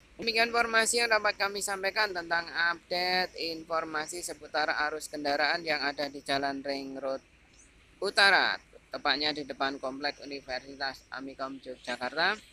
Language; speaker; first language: Indonesian; native; Indonesian